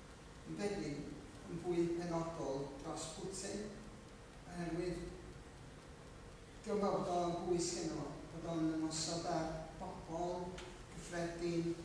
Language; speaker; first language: Welsh; native; Welsh